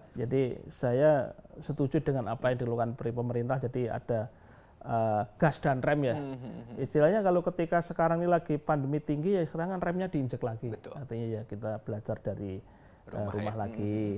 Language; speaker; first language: Indonesian; native; Indonesian